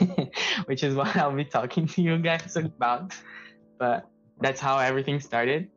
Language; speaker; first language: English; non-native, fluent; Portuguese